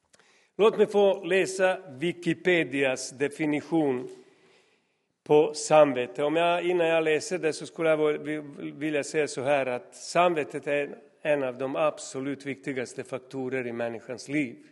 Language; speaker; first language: Swedish; non-native, fluent; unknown